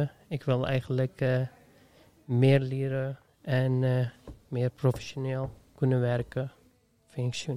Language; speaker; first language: Dutch; non-native, fluent; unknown